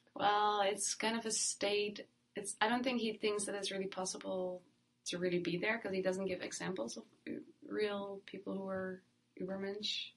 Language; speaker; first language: English; non-native, fluent; Dutch